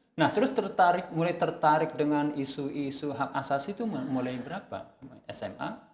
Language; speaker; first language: Indonesian; native; Indonesian